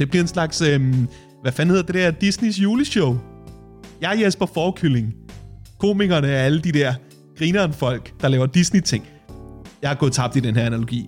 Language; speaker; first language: Danish; native; Danish